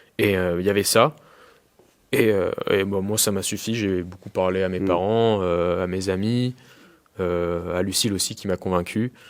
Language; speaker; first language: French; early bilingual, other home language; Spanish